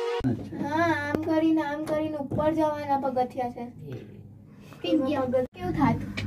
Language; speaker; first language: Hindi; non-native, local second language; Gujarati